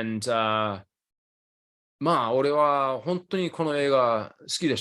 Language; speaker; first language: Japanese; early bilingual, other home language; English